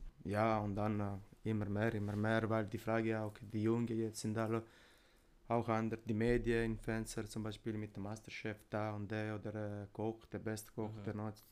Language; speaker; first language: German; non-native, learner; Italian